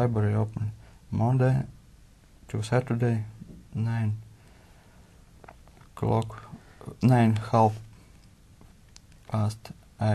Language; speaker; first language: English; non-native, learner; Latvian